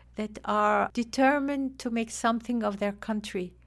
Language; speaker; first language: English; non-native, fluent; Arabic